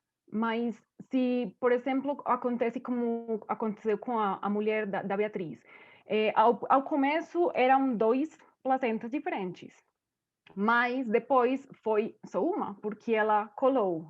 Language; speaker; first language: Portuguese; non-native, fluent; Spanish